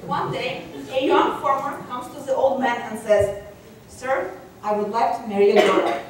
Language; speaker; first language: English; non-native, fluent; Russian